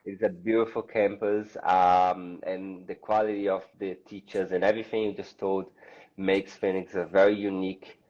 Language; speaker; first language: English; non-native, fluent; Portuguese